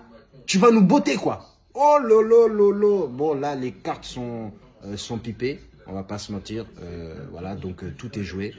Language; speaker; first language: French; native; French